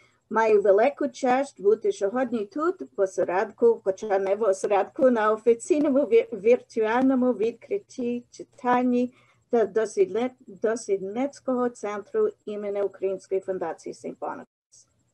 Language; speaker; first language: Ukrainian; early bilingual, heritage; Ukrainian